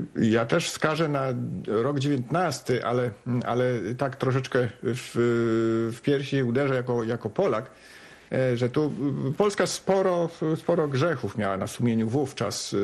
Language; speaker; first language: Polish; native; Polish